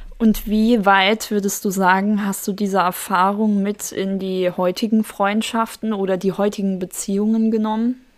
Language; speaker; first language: German; native; German